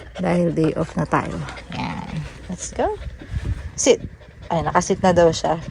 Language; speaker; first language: Filipino; native; Filipino